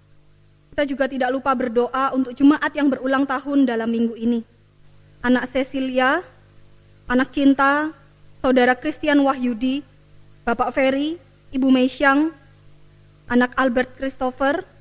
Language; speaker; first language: Indonesian; native; Indonesian